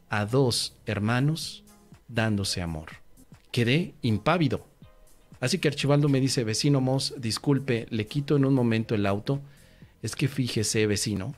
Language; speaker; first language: Spanish; native; Spanish